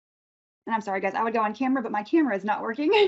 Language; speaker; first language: English; native; English